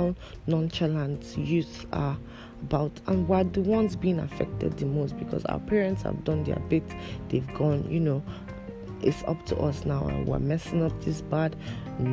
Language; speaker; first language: English; non-native, local second language; Igbo